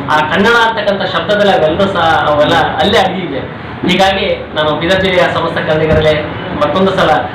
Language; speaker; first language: Kannada; native; Kannada